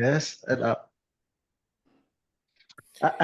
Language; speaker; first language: English; non-native, learner; Spanish